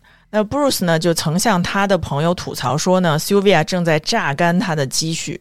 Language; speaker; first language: Chinese; native; Chinese